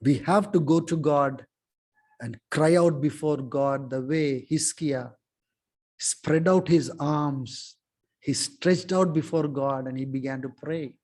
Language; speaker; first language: English; non-native, local second language; Telugu